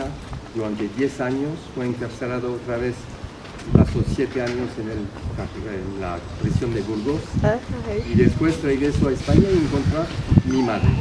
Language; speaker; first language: Spanish; early bilingual, heritage; French